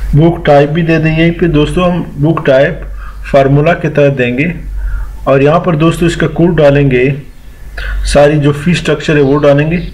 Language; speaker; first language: Urdu; non-native, local second language; Punjabi